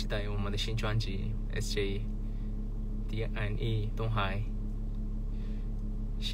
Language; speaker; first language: Chinese; non-native, learner; Korean